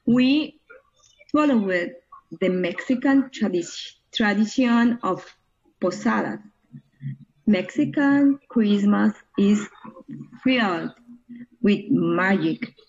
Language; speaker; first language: English; non-native, learner; Spanish